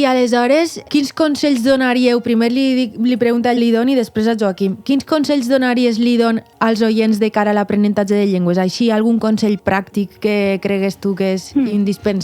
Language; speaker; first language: Catalan; native; Catalan